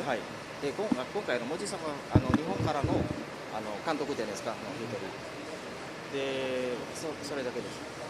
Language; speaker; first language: Japanese; non-native, learner; Indonesian